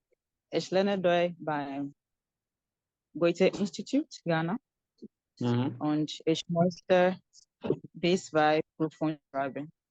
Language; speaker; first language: German; non-native, learner; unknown